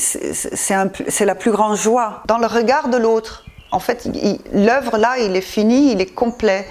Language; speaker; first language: French; non-native, fluent; Dutch